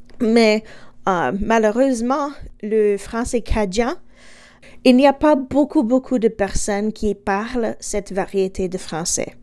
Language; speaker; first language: French; non-native, fluent; English